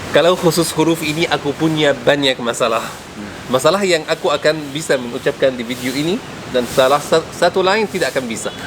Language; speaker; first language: Indonesian; non-native, fluent; Arabic